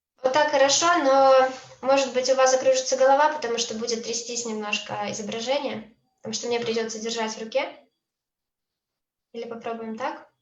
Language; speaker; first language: Russian; native; Russian